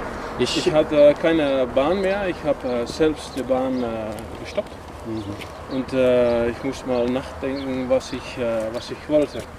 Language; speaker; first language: German; non-native, learner; Dutch